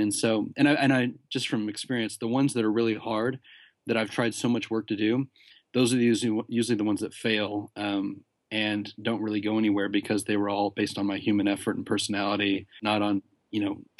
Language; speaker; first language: English; native; English